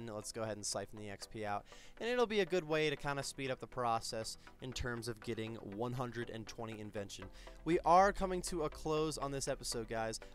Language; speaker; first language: English; native; English